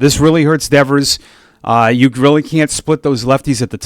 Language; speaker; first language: English; native; English